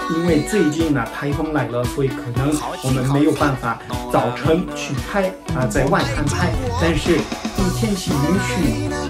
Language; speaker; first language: Chinese; non-native, fluent; French